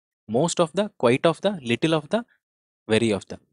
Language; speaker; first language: English; non-native, local second language; Telugu